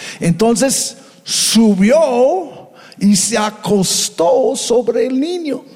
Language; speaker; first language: Spanish; non-native, fluent; English